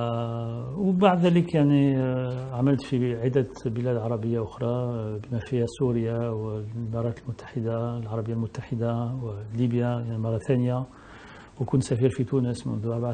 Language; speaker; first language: Arabic; non-native, fluent; French